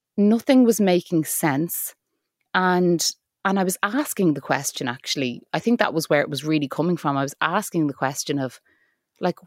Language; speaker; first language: English; native; English